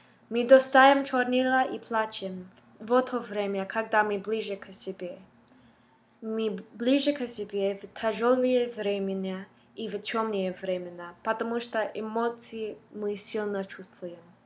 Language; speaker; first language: Russian; non-native, learner; English